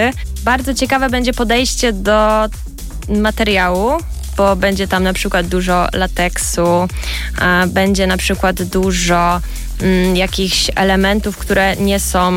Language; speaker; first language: Polish; native; Polish